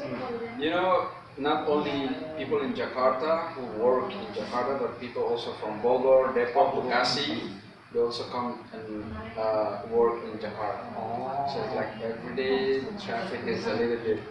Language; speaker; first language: English; non-native, fluent; Indonesian